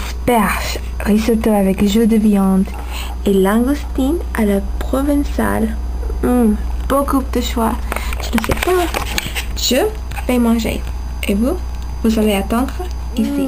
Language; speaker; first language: French; non-native, learner; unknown